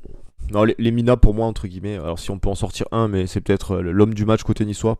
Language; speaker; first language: French; native; French